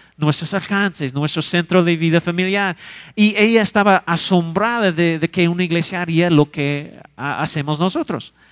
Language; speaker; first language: Spanish; non-native, fluent; English